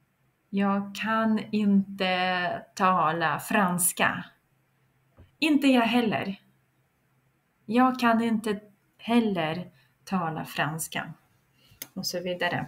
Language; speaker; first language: Swedish; non-native, fluent; Russian